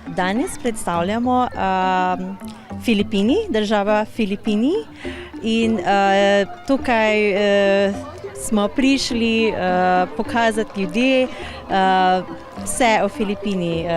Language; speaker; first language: Slovenian; non-native, learner; Filipino